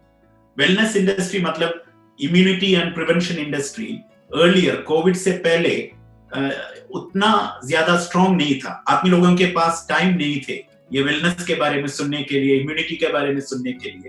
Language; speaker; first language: Hindi; non-native, local second language; Malayalam